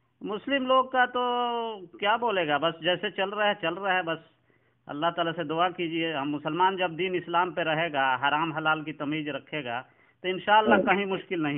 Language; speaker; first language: Hindi; native; Hindi